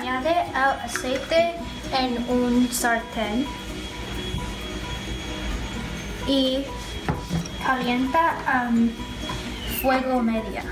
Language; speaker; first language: Spanish; non-native, learner; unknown